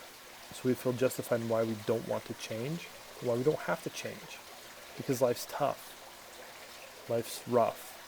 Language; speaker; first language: English; native; English